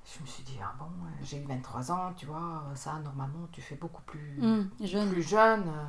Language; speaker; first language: French; native; French